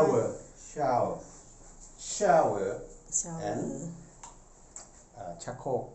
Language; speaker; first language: English; non-native, learner; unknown